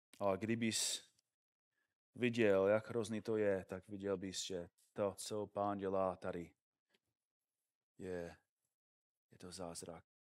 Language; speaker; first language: Czech; non-native, fluent; English